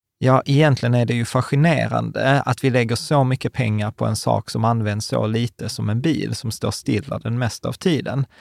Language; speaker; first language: Swedish; native; Swedish